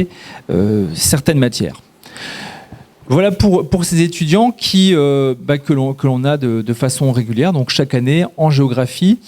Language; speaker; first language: French; native; French